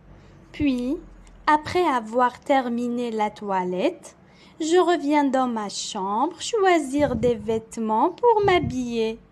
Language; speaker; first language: French; non-native, local second language; Arabic